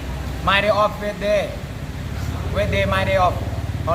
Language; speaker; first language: English; non-native, learner; Thai